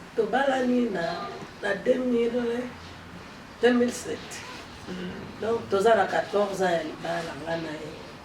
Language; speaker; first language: Lingala; native; Lingala